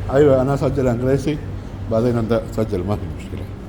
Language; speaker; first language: Arabic; non-native, learner; Malayalam